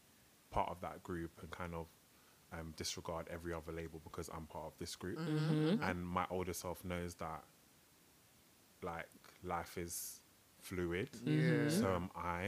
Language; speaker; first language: English; native; English